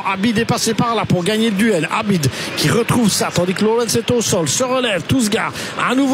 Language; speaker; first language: French; native; French